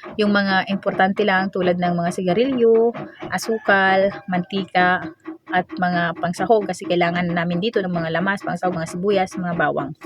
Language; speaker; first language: Filipino; non-native, local second language; Waray